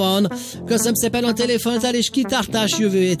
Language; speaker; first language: Hungarian; native; Hungarian